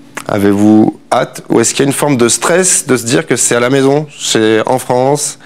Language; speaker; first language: French; native; French